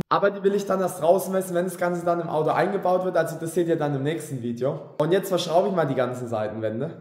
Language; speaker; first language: German; native; German